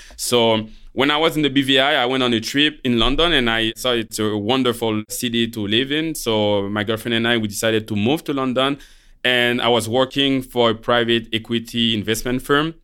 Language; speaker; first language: English; non-native, fluent; Haitian Creole